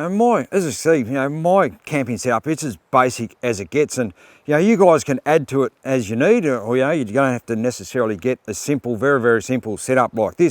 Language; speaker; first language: English; native; English